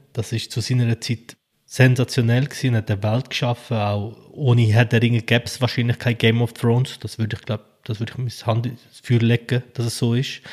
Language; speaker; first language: German; early bilingual, other home language; Albanian